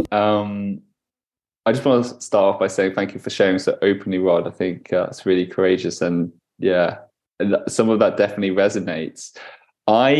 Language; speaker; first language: English; native; English